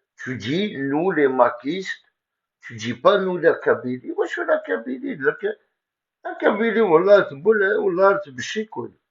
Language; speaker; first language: French; non-native, local second language; Kabyle